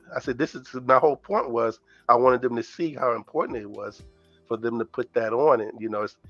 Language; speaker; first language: English; native; English